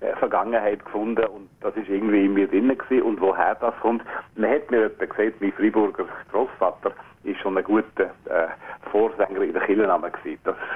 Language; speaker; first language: German; native; German